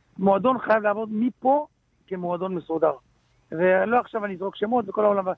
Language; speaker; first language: Hebrew; non-native, local second language; Arabic